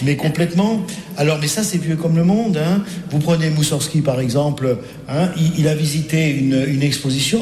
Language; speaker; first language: French; native; French